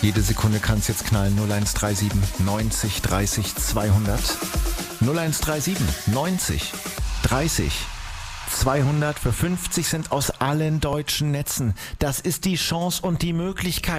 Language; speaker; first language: German; native; German